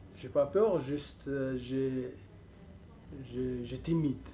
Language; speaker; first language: French; non-native, learner; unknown